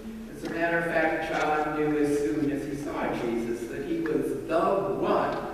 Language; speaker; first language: English; native; English